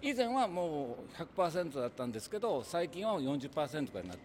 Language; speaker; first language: Japanese; native; Japanese